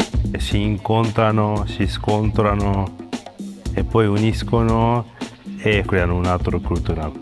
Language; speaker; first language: Italian; non-native, learner; Japanese